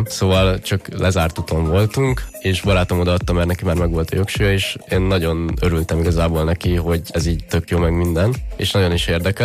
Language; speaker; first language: Hungarian; native; Hungarian